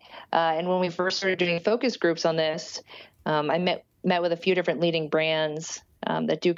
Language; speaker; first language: English; early bilingual, other home language; Portuguese